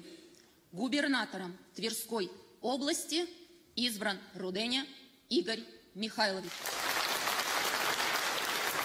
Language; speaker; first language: Russian; native; Russian